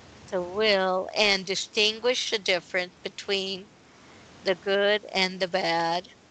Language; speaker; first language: English; native; English